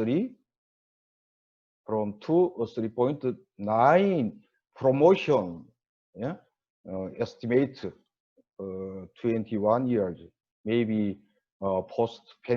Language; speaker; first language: English; non-native, learner; Korean